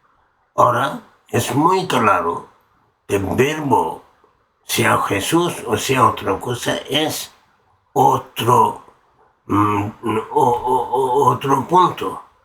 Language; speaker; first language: Spanish; non-native, learner; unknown